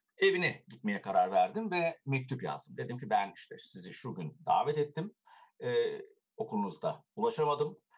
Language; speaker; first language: Turkish; early bilingual, heritage; Turkish